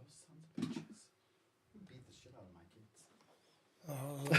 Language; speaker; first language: English; native; English